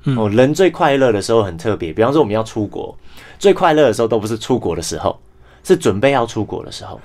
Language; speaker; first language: Chinese; non-native, local second language; English